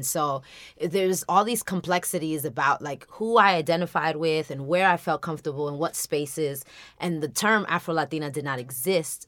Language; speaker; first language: English; native; English